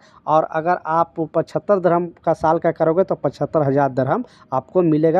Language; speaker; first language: Hindi; native; Hindi